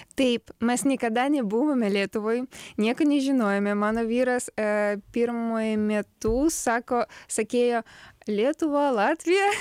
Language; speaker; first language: Lithuanian; non-native, learner; Ukrainian